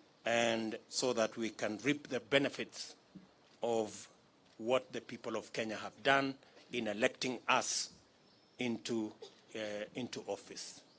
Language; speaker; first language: English; non-native, local second language; Kalenjin